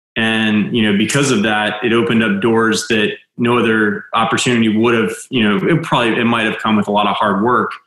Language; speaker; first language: English; native; English